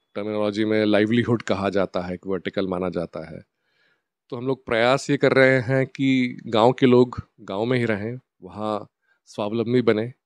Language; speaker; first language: Hindi; native; Hindi